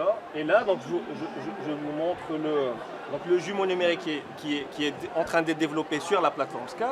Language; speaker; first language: French; native; French